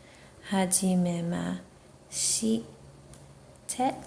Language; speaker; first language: Japanese; non-native, fluent; English